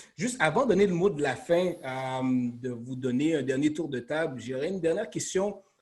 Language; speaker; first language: French; native; French